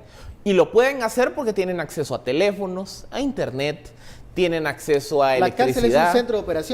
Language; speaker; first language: Spanish; native; Spanish